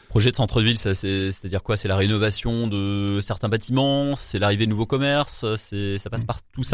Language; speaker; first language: French; native; French